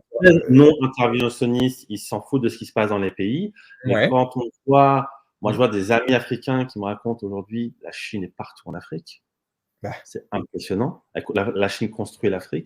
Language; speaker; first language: French; native; French